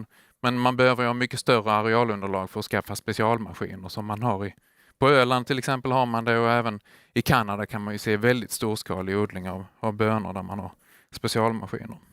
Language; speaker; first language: Swedish; native; Swedish